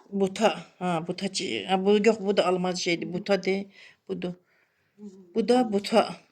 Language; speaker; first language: Azerbaijani; non-native, local second language; Lezghian